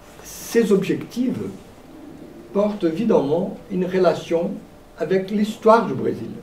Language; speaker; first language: French; non-native, fluent; Portuguese